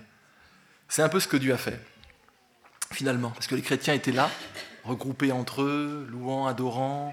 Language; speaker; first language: French; native; French